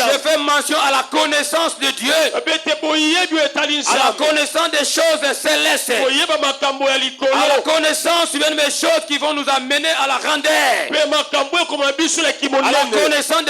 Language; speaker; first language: French; non-native, local second language; Lingala